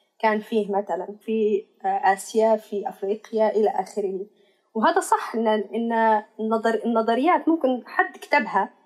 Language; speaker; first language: Arabic; native; Arabic